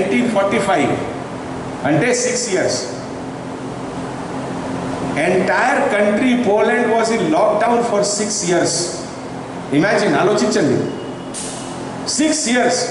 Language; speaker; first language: Telugu; non-native, fluent; Hindi